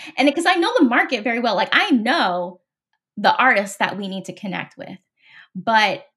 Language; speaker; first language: English; native; English